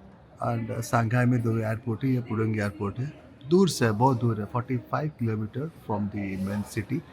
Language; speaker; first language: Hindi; non-native, local second language; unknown